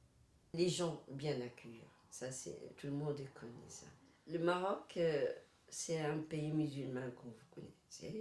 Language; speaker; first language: French; non-native, local second language; Arabic